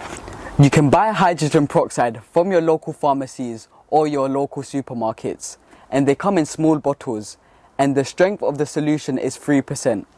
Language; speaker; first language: English; early bilingual, other home language; Bangla